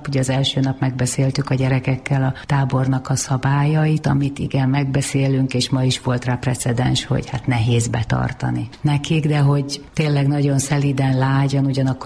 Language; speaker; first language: Hungarian; native; Hungarian